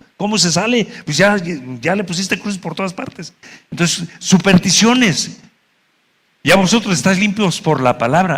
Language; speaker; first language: Spanish; native; Spanish